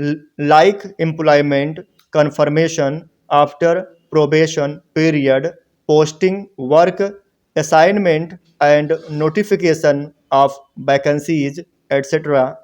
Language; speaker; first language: English; non-native, local second language; Hindi